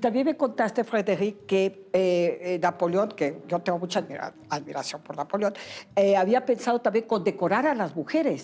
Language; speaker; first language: Spanish; native; Spanish